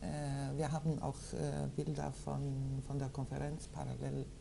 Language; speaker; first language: German; non-native, fluent; Georgian